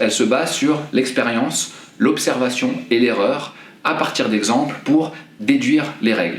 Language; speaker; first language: French; native; French